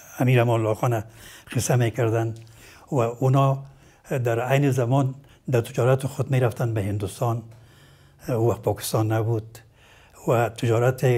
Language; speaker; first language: Persian; native; Persian